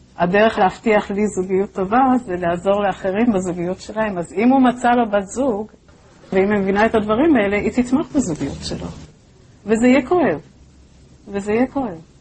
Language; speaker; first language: Hebrew; native; Hebrew